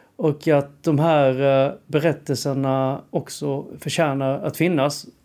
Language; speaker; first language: Swedish; native; Swedish